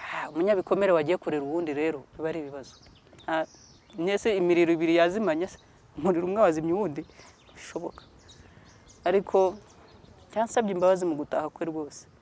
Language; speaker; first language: Kinyarwanda; native; Kinyarwanda